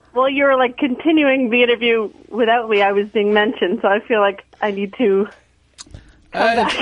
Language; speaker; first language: English; native; English